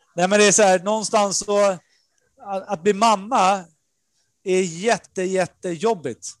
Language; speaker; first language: Swedish; early bilingual, other home language; Spanish